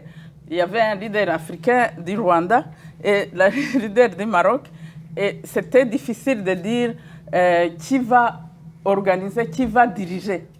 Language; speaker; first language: French; non-native, local second language; Kinyarwanda